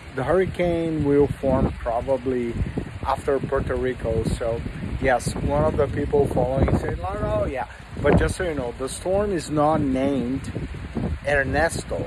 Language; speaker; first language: English; non-native, fluent; Portuguese